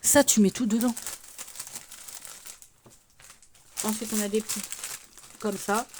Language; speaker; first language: French; native; French